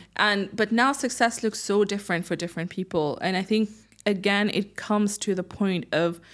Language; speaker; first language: English; non-native, fluent; French